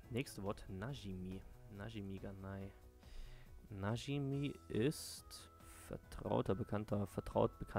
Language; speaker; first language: German; native; German